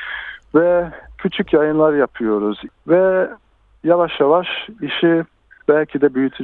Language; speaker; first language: Turkish; early bilingual, heritage; Turkish